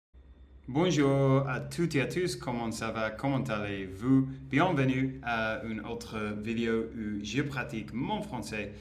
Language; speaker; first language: French; non-native, learner; Spanish